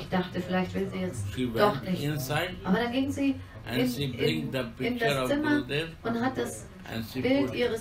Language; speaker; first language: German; non-native, learner; Hindi